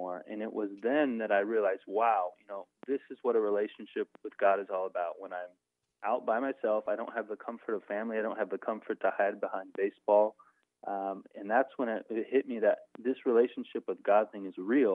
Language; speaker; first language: English; native; English